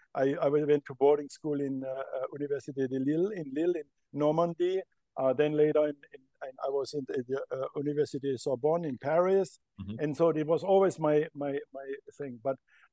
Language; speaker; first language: English; non-native, fluent; German